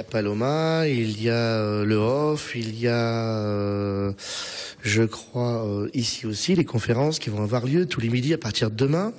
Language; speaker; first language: French; native; French